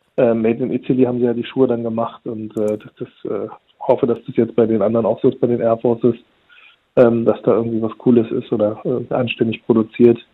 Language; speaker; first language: German; early bilingual, other home language; Turkish